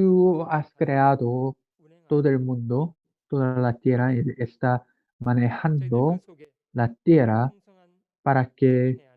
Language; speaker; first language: Spanish; non-native, learner; Korean